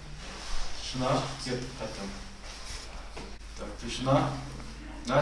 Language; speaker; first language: Russian; non-native, local second language; Kazakh